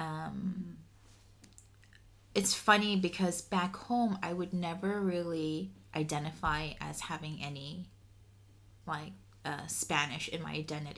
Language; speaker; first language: English; early bilingual, other home language; Spanish